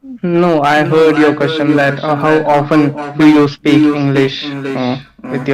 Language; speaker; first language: English; non-native, local second language; Hindi